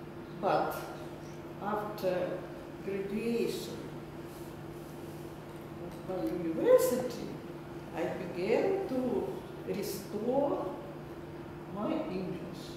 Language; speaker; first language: English; non-native, learner; Russian